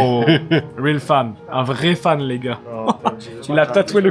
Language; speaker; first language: French; native; French